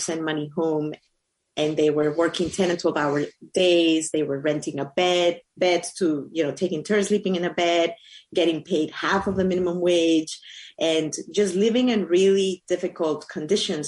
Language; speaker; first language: English; non-native, fluent; Spanish